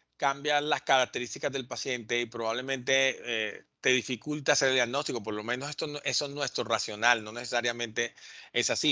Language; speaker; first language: Spanish; native; Spanish